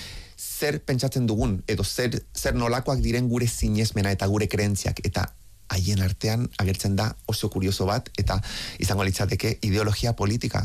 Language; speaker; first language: Basque; native; Basque